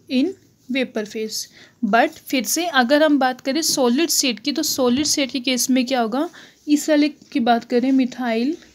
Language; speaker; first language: Hindi; native; Hindi